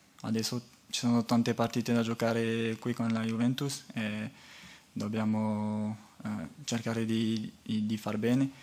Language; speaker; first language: Italian; non-native, fluent; French